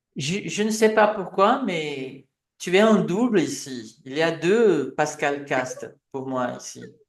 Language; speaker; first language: French; non-native, fluent; Portuguese